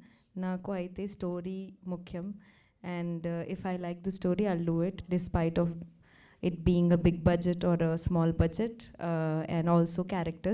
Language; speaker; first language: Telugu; non-native, local second language; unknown